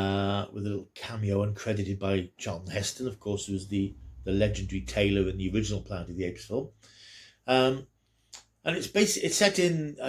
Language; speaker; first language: English; native; English